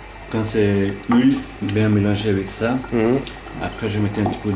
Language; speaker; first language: French; non-native, learner; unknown